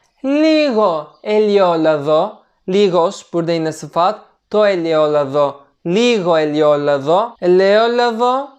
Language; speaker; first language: Greek; non-native, fluent; Turkish